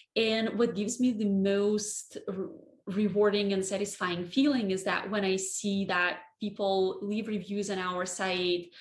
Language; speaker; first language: English; non-native, fluent; Russian